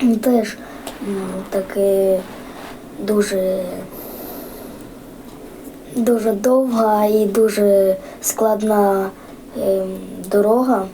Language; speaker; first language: Ukrainian; non-native, local second language; Russian